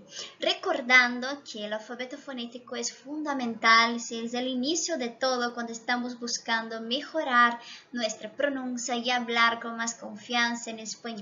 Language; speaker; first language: Spanish; non-native, fluent; Portuguese